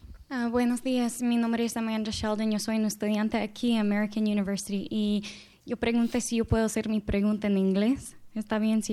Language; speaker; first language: Spanish; non-native, learner; English